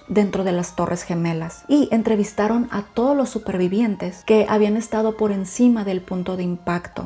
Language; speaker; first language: Spanish; native; Spanish